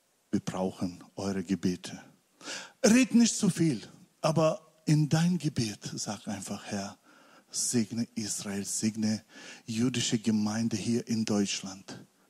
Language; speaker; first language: German; non-native, learner; Russian